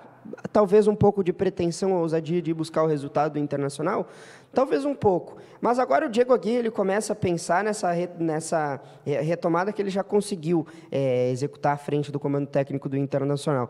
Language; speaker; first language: Portuguese; native; Portuguese